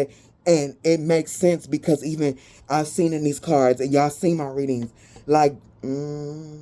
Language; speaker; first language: English; native; English